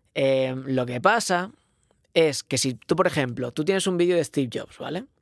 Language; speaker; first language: Spanish; non-native, local second language; Catalan